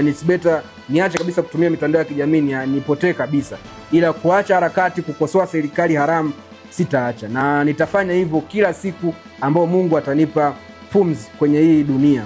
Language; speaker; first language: Swahili; native; Swahili